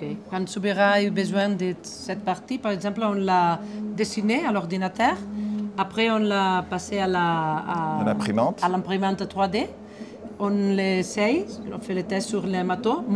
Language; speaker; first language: French; non-native, fluent; Spanish